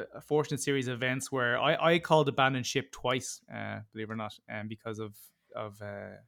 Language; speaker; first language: English; native; English